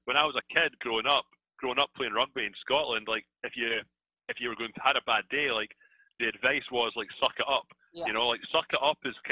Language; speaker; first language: English; native; English